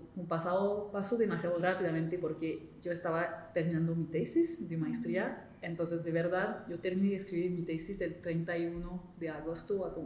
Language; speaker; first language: Spanish; non-native, fluent; English